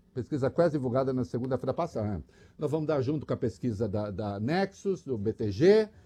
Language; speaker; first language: Portuguese; native; Portuguese